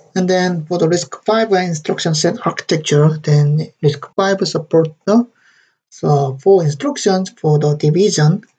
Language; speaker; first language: English; non-native, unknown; Korean